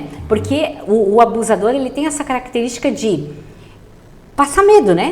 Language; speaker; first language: Portuguese; native; Portuguese